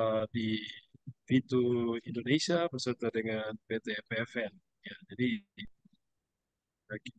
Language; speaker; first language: Indonesian; native; Indonesian